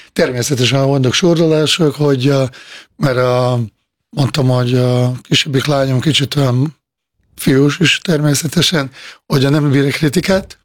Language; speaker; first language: Hungarian; non-native, fluent; Bosnian